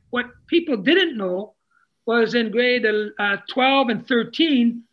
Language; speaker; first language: English; non-native, fluent; Italian